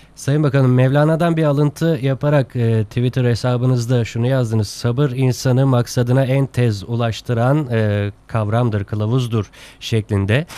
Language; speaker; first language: Turkish; native; Turkish